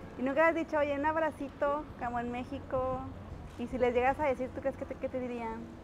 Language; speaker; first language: Spanish; native; Spanish